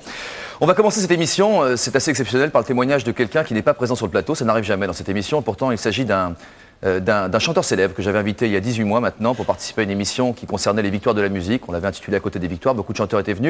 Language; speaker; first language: French; native; French